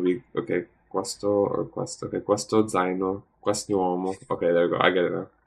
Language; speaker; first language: Italian; non-native, learner; English